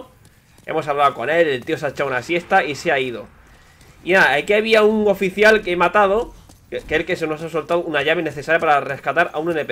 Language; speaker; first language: Spanish; native; Spanish